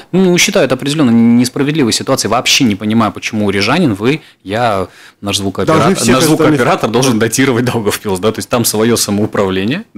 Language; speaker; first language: Russian; native; Russian